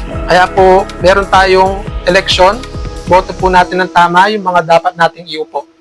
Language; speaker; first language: Filipino; native; Filipino